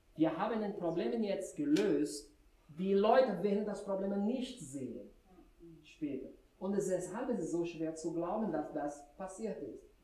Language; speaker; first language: German; non-native, fluent; Portuguese